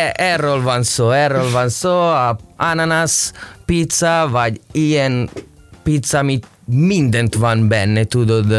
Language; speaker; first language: Hungarian; non-native, learner; Italian